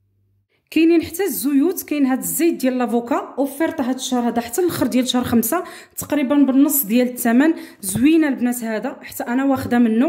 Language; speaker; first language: Arabic; native; Arabic